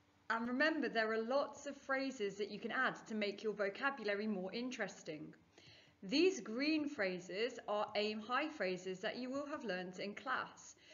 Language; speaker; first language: English; native; English